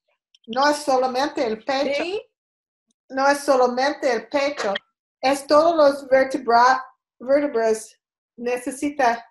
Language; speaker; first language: Spanish; non-native, learner; English